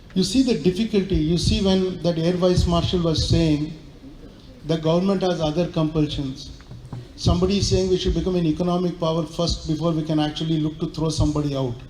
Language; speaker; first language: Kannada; native; Kannada